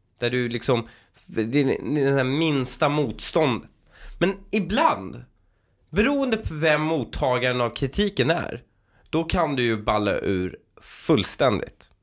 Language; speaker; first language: Swedish; early bilingual, other home language; Persian